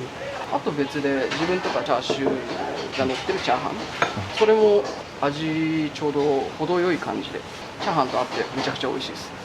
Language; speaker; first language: Japanese; native; Japanese